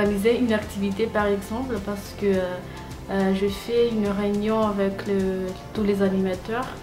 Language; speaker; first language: French; non-native, local second language; Malagasy